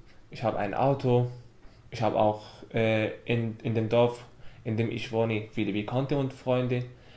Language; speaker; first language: German; non-native, fluent; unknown